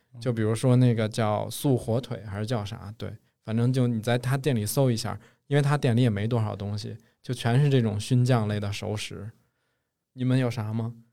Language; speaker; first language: Chinese; native; Chinese